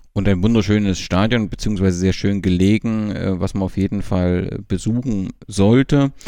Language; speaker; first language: German; native; German